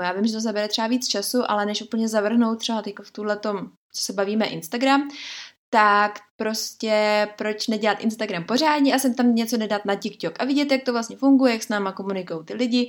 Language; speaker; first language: Czech; native; Czech